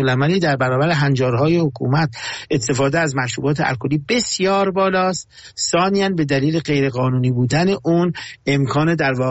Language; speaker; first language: Persian; native; Persian